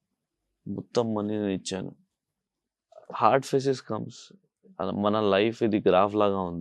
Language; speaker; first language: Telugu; non-native, local second language; Urdu